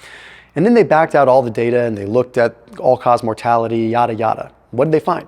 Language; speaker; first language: English; native; English